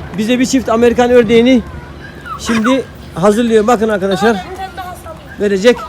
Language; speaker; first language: Turkish; native; Turkish